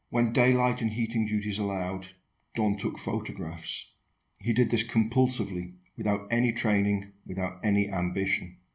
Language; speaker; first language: English; native; English